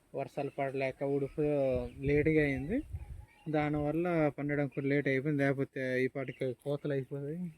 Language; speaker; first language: Telugu; non-native, local second language; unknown